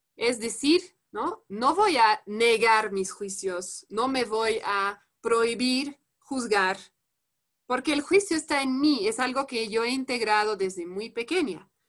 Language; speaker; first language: Spanish; non-native, fluent; French